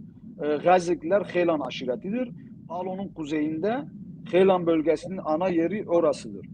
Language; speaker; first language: Turkish; non-native, local second language; Zaza